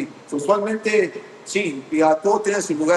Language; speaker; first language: Spanish; early bilingual, heritage; Spanish